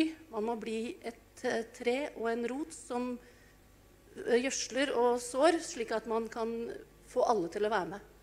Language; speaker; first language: Norwegian; native; Norwegian